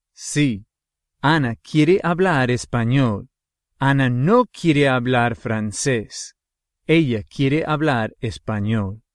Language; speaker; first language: Spanish; non-native, fluent; English